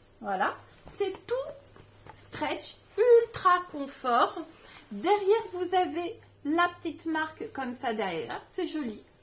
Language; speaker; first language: French; native; French